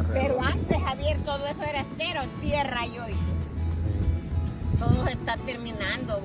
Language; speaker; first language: Spanish; native; Spanish